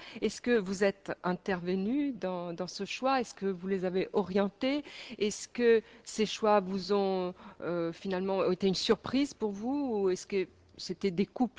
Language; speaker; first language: French; native; French